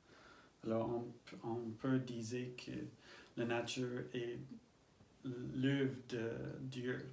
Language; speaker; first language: French; non-native, learner; English